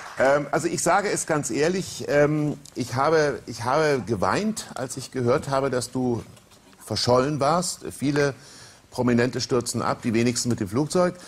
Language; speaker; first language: German; native; German